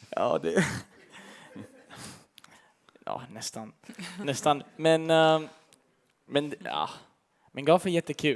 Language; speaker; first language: Swedish; early bilingual, heritage; English